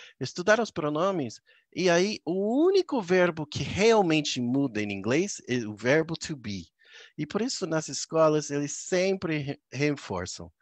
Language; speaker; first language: Portuguese; non-native, fluent; English